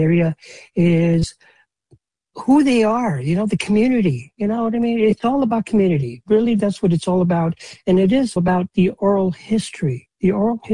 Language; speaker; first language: English; native; English